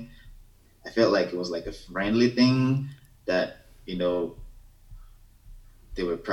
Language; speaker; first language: English; non-native, local second language; Yoruba